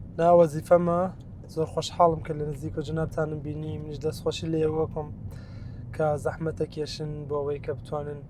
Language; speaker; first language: Central Kurdish; non-native, local second language; Southern Kurdish